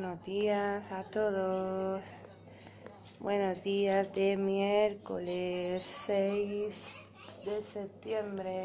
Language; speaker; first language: Spanish; native; Spanish